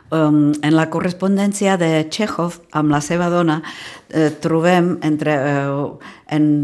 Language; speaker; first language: Catalan; non-native, fluent; Czech